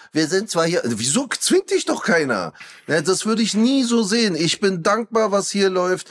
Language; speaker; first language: German; early bilingual, other home language; Turkish